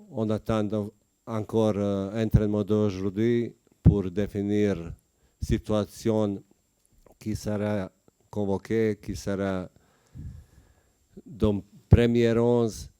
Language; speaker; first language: French; non-native, learner; Bosnian